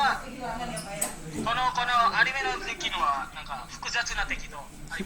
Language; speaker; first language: Japanese; non-native, learner; Indonesian